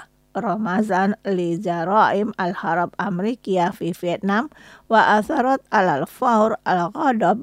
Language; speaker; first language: Arabic; non-native, fluent; Indonesian